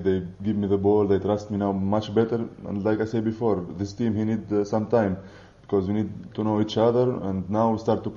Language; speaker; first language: English; non-native, fluent; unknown